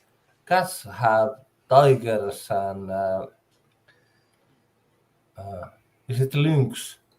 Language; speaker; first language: English; non-native, learner; Finnish